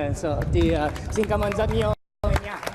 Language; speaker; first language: Vietnamese; non-native, learner; English